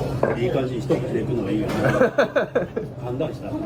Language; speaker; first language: Japanese; native; Japanese